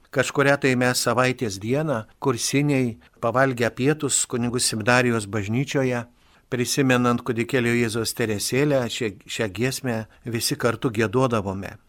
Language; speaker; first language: Lithuanian; native; Lithuanian